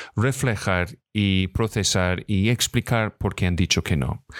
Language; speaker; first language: Spanish; non-native, fluent; English